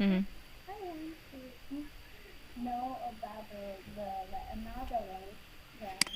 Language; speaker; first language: English; non-native, learner; Vietnamese